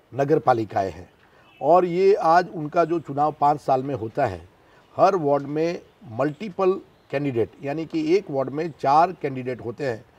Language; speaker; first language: Hindi; non-native, local second language; Gujarati